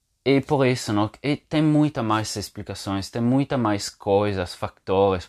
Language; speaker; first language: Portuguese; non-native, fluent; Italian